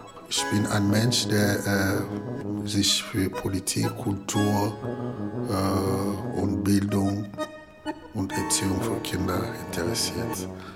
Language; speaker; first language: German; non-native, fluent; Lingala